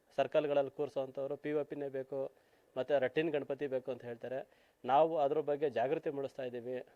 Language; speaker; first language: Kannada; native; Kannada